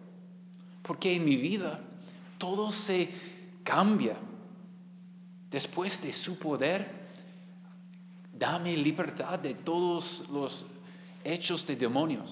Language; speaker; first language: Spanish; non-native, learner; English